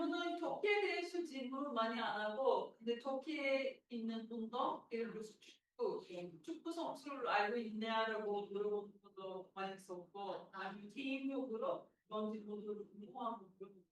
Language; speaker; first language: Korean; non-native, fluent; Turkish